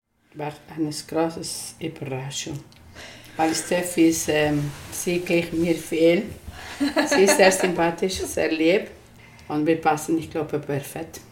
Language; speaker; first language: German; non-native, learner; Spanish